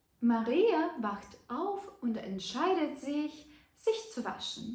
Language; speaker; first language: German; non-native, fluent; Ukrainian